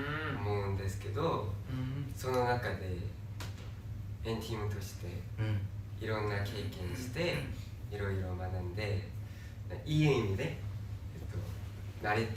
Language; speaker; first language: Japanese; non-native, fluent; Korean